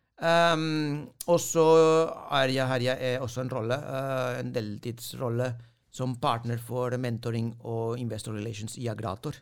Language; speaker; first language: Norwegian; non-native, fluent; Spanish